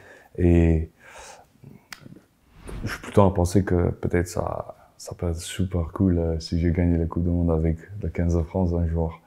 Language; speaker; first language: French; non-native, fluent; Afrikaans